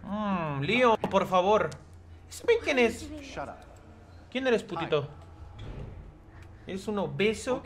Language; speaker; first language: Spanish; native; Spanish